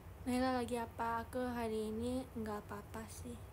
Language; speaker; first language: Indonesian; non-native, learner; Japanese